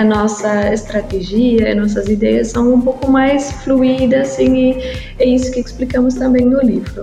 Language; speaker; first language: Portuguese; non-native, learner; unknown